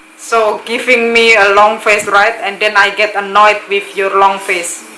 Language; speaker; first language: English; non-native, local second language; Indonesian